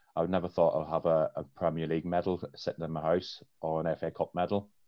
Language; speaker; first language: English; native; English